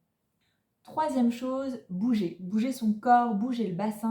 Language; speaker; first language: French; native; French